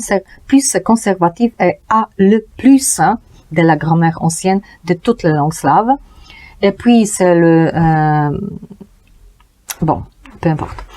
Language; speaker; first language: French; non-native, learner; Polish